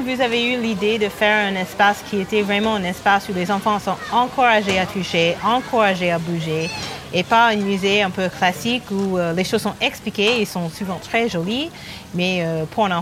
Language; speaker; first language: French; non-native, fluent; English